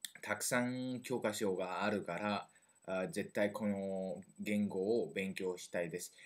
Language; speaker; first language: Japanese; non-native, learner; French